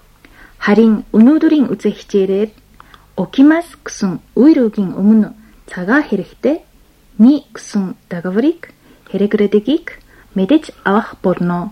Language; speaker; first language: Mongolian; non-native, fluent; Japanese